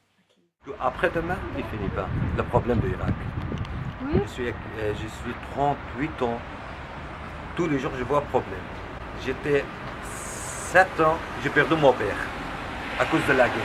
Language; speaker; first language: French; non-native, learner; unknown